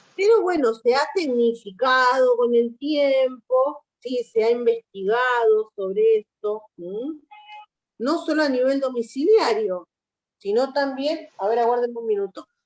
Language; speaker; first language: Spanish; native; Spanish